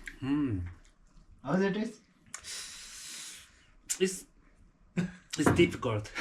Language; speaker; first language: English; non-native, learner; Korean